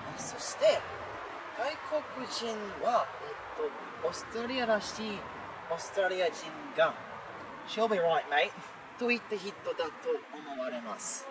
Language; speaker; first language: Japanese; non-native, learner; English